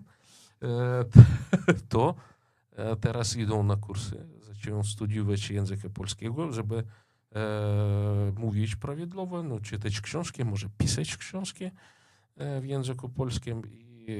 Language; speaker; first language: Polish; non-native, fluent; Russian